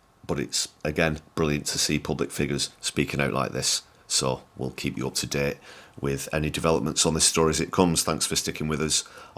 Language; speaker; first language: English; native; English